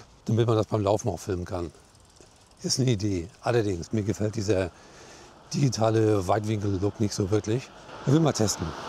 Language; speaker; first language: German; native; German